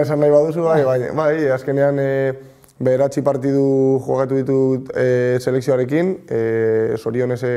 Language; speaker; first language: Basque; non-native, local second language; Spanish